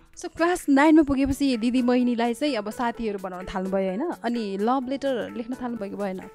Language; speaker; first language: Nepali; native; Nepali